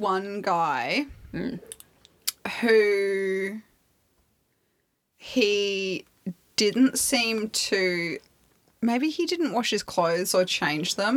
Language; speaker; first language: English; native; English